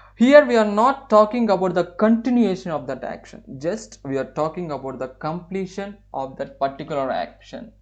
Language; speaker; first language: English; non-native, local second language; Telugu